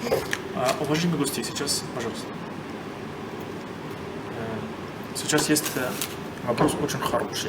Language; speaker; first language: Russian; non-native, learner; Arabic